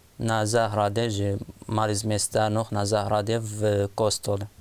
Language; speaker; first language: Slovak; non-native, learner; Arabic